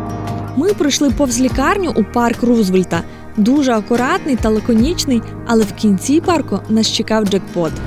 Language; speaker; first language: Ukrainian; native; Ukrainian